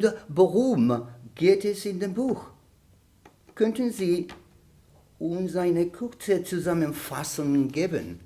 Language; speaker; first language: German; non-native, learner; Spanish